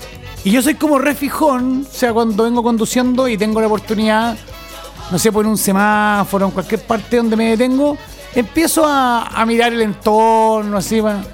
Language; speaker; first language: Spanish; native; Spanish